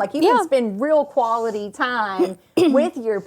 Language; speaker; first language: English; native; English